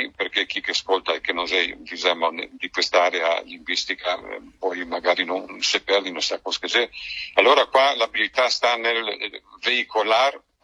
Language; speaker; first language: Italian; non-native, fluent; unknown